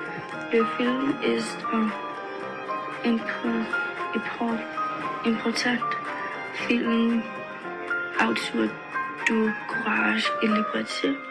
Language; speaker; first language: French; non-native, learner; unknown